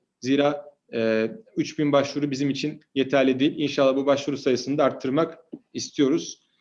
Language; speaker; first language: Turkish; native; Turkish